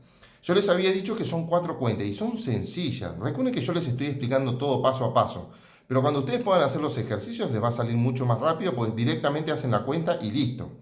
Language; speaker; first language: Spanish; native; Spanish